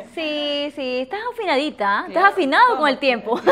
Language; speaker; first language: Spanish; native; Spanish